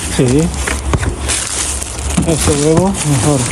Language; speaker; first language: Spanish; non-native, learner; Filipino